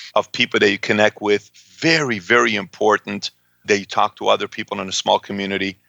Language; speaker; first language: English; early bilingual, other home language; Persian